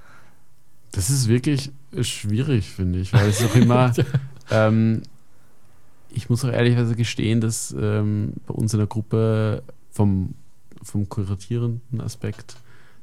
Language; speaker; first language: German; native; German